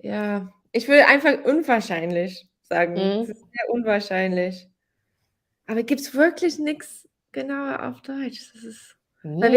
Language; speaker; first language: German; non-native, fluent; English